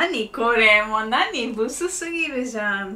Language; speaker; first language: Japanese; non-native, fluent; Spanish